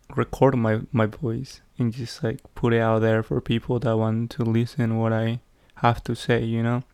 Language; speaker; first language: English; non-native, fluent; Spanish